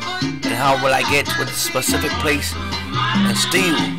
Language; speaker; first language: English; non-native, fluent; Spanish